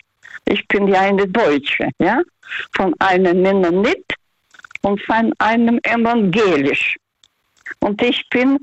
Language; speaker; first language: German; non-native, fluent; Russian